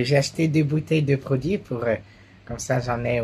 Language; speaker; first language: French; native; French